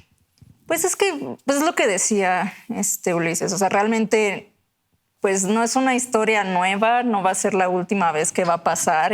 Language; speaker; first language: Spanish; native; Spanish